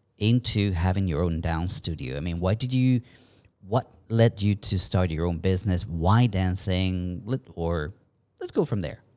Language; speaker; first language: English; non-native, fluent; Spanish